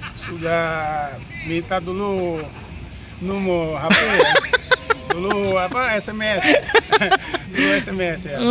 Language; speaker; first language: Indonesian; non-native, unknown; Portuguese